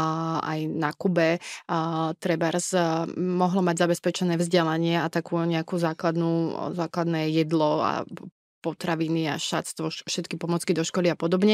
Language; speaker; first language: Slovak; native; Slovak